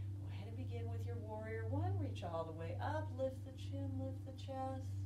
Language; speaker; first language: English; native; English